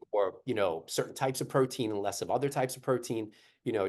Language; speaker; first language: English; native; English